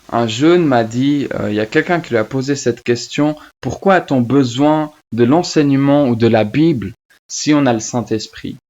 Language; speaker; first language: French; native; French